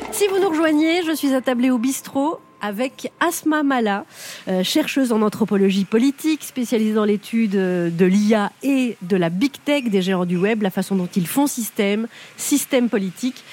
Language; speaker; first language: French; native; French